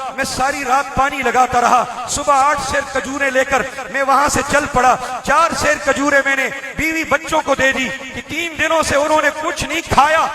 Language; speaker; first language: Urdu; non-native, local second language; Pashto